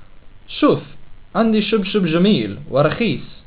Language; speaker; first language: Arabic; non-native, learner; English